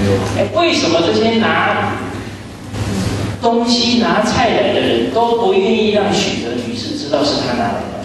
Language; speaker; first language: Chinese; native; Chinese